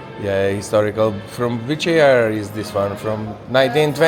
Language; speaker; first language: English; non-native, learner; Macedonian